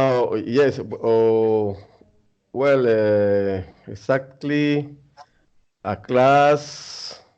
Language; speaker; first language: English; non-native, learner; Spanish